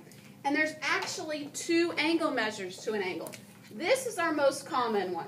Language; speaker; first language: English; native; English